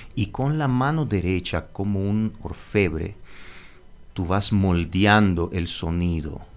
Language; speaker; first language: Spanish; early bilingual, other home language; Armenian